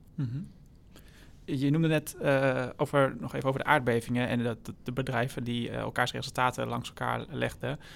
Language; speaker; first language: Dutch; native; Dutch